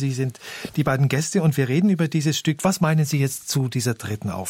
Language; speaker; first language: German; native; German